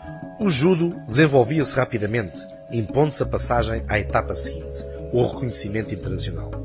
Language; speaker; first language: Portuguese; native; Portuguese